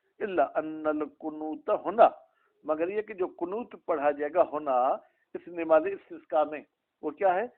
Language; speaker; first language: Urdu; non-native, local second language; Sindhi